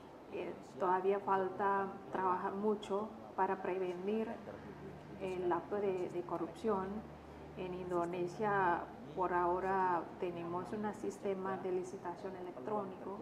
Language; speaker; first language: Spanish; non-native, fluent; Indonesian